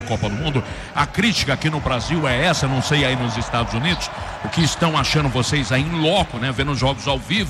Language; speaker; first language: Portuguese; native; Portuguese